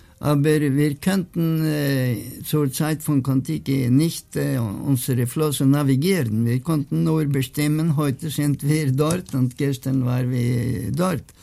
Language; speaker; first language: German; non-native, fluent; Norwegian